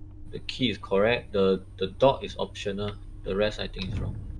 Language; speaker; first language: English; non-native, local second language; Chinese